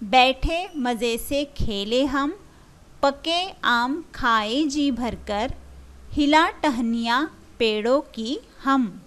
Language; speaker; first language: Hindi; non-native, local second language; Marathi